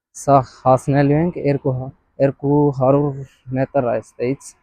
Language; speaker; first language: Armenian; non-native, learner; Hindi